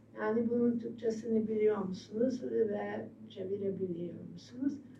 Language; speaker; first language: Turkish; non-native, fluent; Hungarian